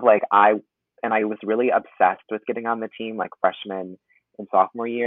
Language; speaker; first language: English; native; English